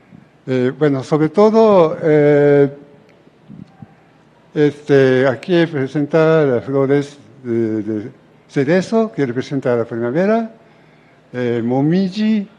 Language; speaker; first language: Spanish; non-native, fluent; Japanese